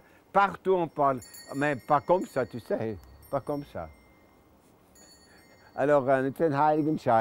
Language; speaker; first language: French; non-native, local second language; German